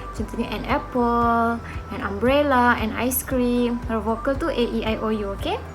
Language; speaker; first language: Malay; native; Malay